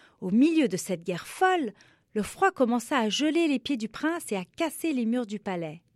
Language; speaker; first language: French; non-native, local second language; Arabic